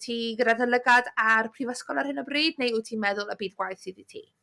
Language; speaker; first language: Welsh; native; Welsh